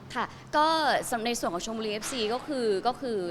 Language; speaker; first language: Thai; native; Thai